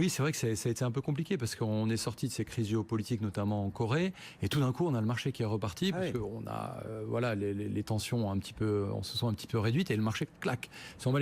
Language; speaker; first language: French; native; French